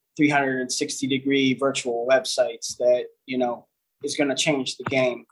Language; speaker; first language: English; native; English